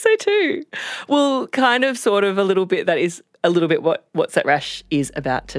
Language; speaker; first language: English; native; English